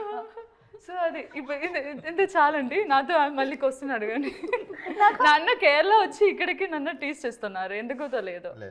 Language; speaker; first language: Telugu; non-native, learner; Malayalam